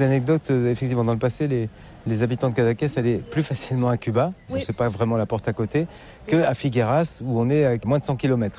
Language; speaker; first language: French; native; French